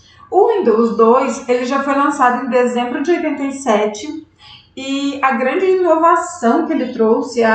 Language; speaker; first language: Portuguese; native; Portuguese